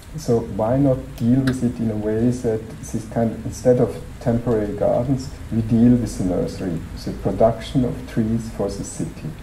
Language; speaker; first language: English; non-native, fluent; German